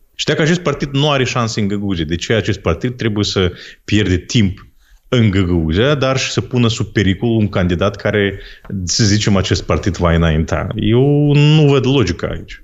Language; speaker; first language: Romanian; non-native, local second language; Gagauz